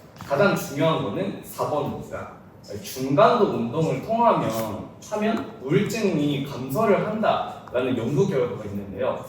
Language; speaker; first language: Korean; non-native, fluent; Japanese